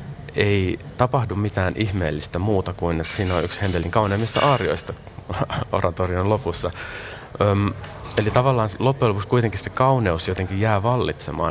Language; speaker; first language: Finnish; native; Finnish